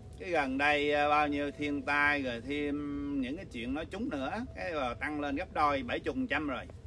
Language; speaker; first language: Vietnamese; early bilingual, other home language; English